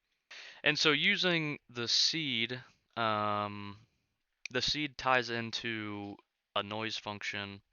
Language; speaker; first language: English; native; English